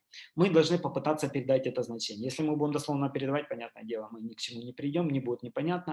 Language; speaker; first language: Russian; native; Russian